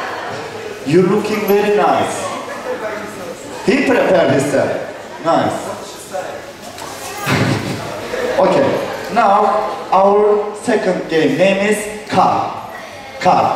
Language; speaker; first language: English; non-native, learner; Arabic